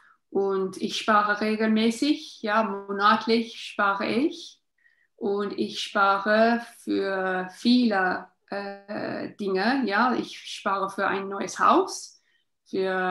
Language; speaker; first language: German; non-native, learner; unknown